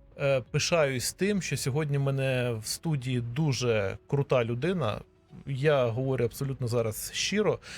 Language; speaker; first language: Ukrainian; native; Ukrainian